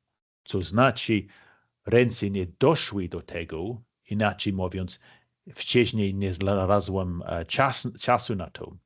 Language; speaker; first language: Polish; non-native, fluent; English